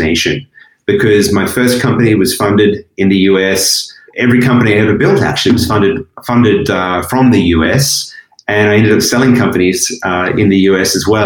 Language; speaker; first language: English; native; English